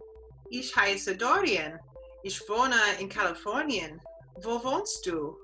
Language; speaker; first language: German; non-native, learner; English